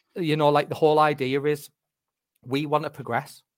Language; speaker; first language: English; native; English